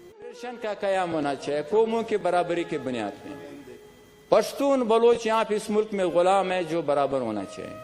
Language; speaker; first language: Urdu; non-native, local second language; Pashto